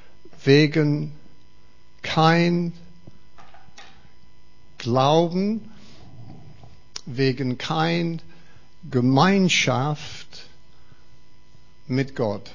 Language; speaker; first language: German; non-native, fluent; English